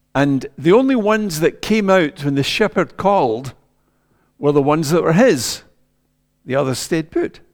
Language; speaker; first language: English; native; English